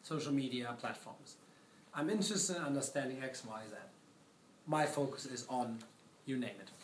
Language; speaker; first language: English; non-native, fluent; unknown